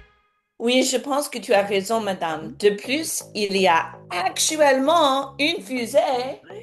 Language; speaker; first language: French; non-native, fluent; English